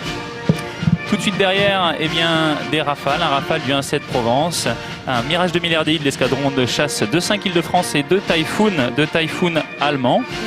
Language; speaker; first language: French; native; French